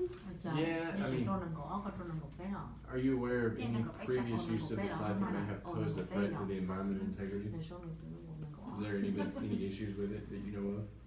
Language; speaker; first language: English; native; English